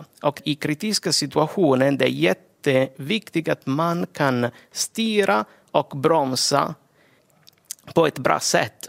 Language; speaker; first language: Swedish; non-native, fluent; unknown